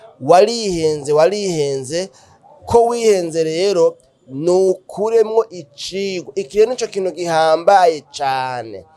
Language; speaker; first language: Rundi; native; Rundi